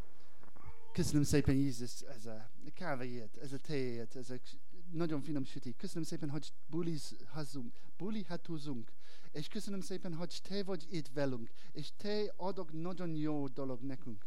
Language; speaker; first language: Hungarian; non-native, learner; English